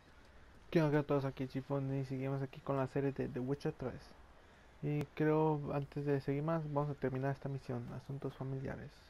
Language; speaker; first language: Spanish; early bilingual, heritage; Spanish